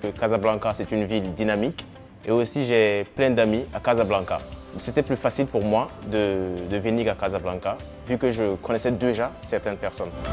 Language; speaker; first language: French; non-native, local second language; Mossi